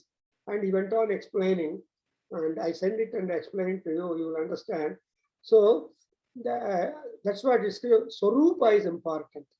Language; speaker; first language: English; non-native, local second language; Telugu